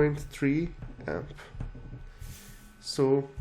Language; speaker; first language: English; non-native, fluent; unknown